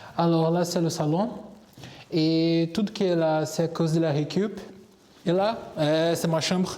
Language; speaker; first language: French; non-native, fluent; Portuguese